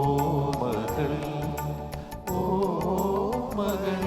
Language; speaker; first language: Malayalam; native; Malayalam